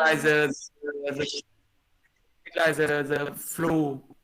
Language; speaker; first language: English; non-native, learner; Vietnamese